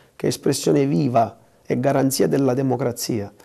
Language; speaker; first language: Italian; native; Italian